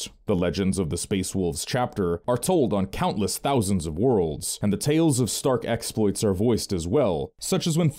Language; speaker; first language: English; native; English